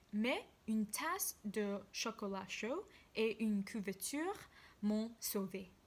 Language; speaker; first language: French; non-native, learner; English